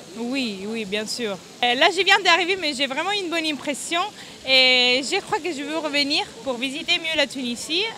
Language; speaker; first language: French; non-native, fluent; Italian